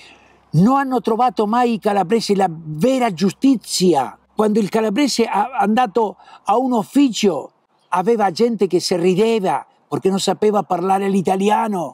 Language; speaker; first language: Italian; early bilingual, heritage; Italian